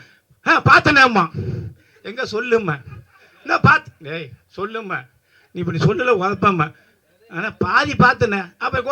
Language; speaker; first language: Tamil; native; Tamil